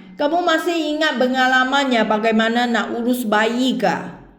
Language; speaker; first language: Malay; non-native, local second language; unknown